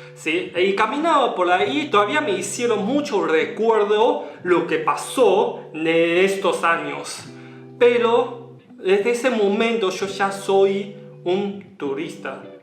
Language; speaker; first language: Spanish; non-native, learner; Chinese